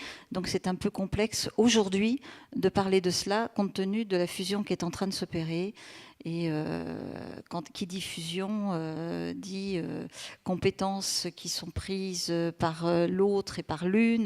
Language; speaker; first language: French; native; French